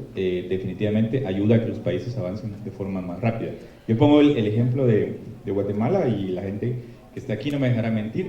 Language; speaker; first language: Spanish; native; Spanish